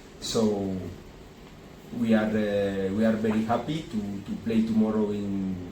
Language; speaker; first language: English; non-native, learner; Spanish